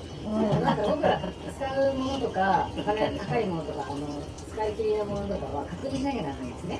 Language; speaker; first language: Japanese; native; Japanese